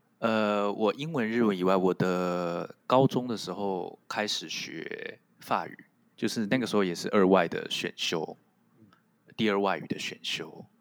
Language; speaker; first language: Chinese; non-native, local second language; Min Nan Chinese